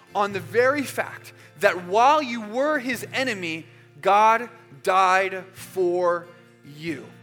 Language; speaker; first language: English; native; English